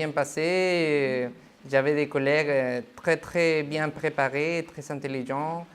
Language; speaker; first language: French; non-native, fluent; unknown